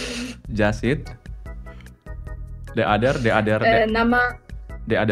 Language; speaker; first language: English; non-native, learner; Indonesian